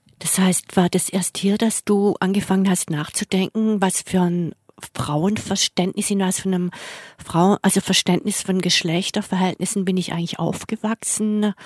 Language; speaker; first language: German; native; German